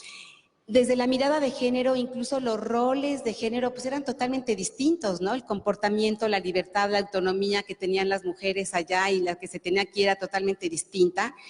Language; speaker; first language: Spanish; native; Spanish